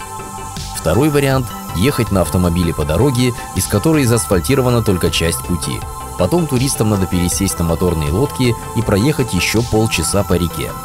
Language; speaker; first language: Russian; native; Russian